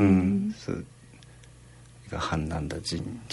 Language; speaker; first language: Chinese; non-native, fluent; Japanese